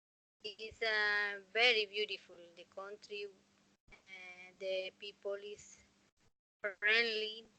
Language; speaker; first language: English; non-native, learner; Spanish